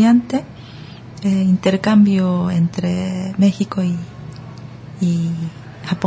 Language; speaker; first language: Spanish; early bilingual, other home language; Japanese